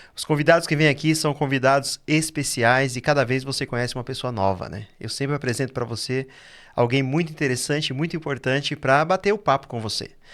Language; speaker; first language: Portuguese; native; Portuguese